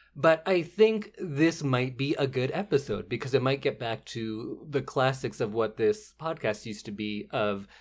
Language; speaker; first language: English; native; English